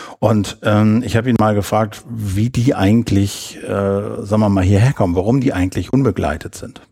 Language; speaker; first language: German; native; German